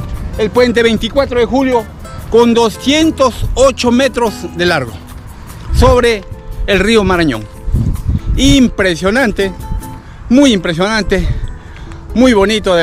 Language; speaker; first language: Spanish; native; Spanish